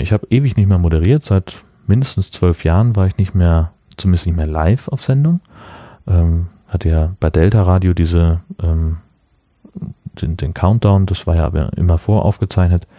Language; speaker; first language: German; native; German